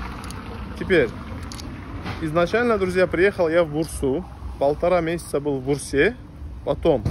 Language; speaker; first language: Russian; non-native, local second language; Turkish